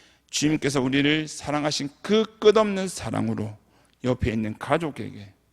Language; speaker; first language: Korean; native; Korean